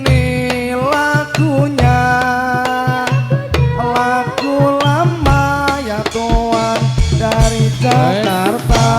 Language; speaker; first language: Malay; non-native, local second language; Javanese